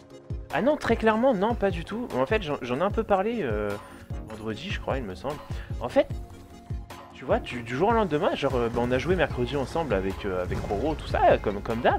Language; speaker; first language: French; native; French